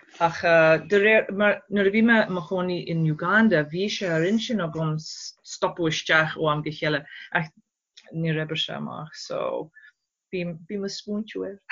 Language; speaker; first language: Irish; non-native, fluent; English